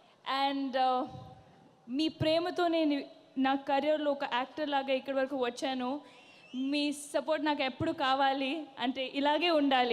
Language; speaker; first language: Telugu; non-native, fluent; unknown